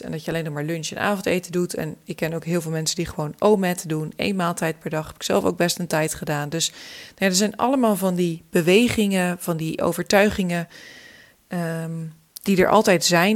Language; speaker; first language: Dutch; native; Dutch